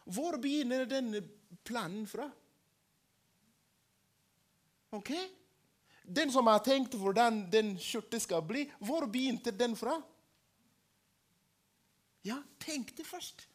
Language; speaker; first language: Norwegian; non-native, fluent; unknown